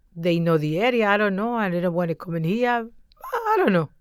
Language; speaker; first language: English; non-native, learner; Spanish